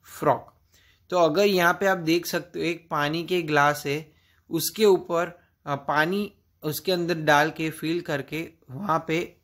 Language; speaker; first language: Hindi; non-native, local second language; Gujarati